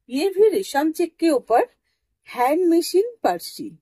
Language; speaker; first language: Hindi; non-native, local second language; Bangla